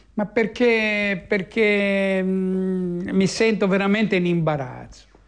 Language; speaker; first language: Italian; native; Italian